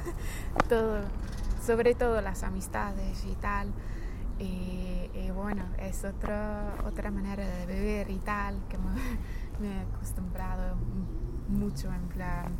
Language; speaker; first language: Spanish; non-native, fluent; English